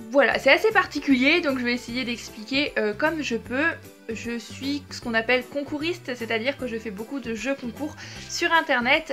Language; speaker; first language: French; native; French